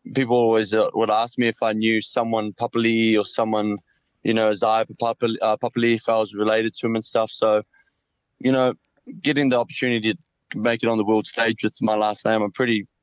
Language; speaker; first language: English; early bilingual, other home language; Samoan